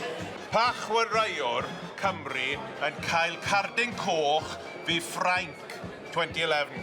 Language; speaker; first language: Welsh; non-native, local second language; English